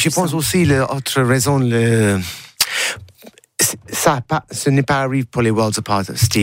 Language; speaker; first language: French; non-native, learner; English